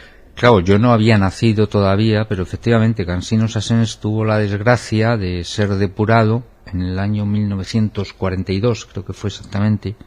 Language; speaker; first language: Spanish; native; Spanish